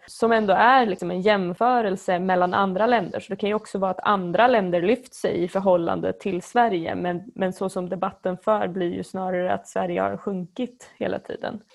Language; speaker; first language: Swedish; native; Swedish